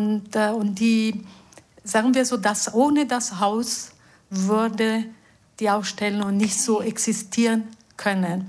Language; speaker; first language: German; non-native, fluent; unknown